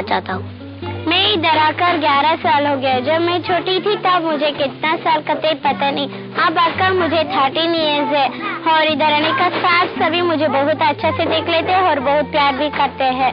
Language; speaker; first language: Hindi; non-native, local second language; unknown